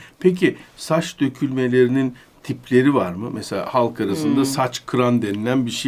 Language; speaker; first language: Turkish; native; Turkish